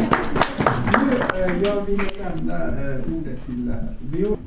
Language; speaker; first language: Swedish; non-native, fluent; Chinese